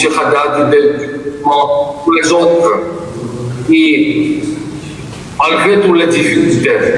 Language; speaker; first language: French; non-native, fluent; Georgian